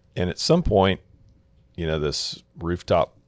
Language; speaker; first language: English; native; English